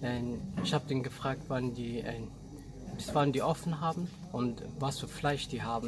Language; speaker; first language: German; early bilingual, other home language; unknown